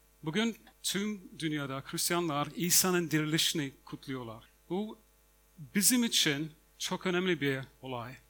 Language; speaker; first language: Turkish; non-native, fluent; English